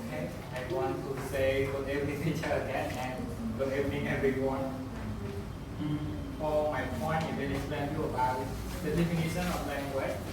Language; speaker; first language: English; non-native, learner; Khmer